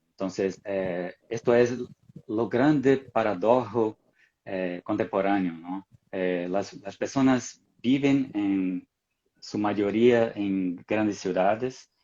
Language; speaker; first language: Spanish; non-native, fluent; Portuguese